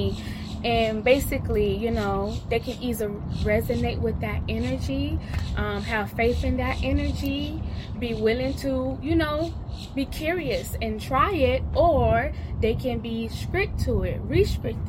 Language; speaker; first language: English; native; English